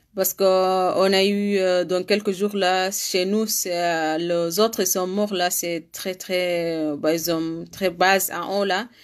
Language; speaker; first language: French; non-native, learner; Arabic